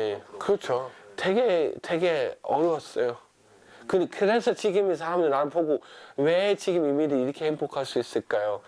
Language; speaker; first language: Korean; non-native, fluent; Danish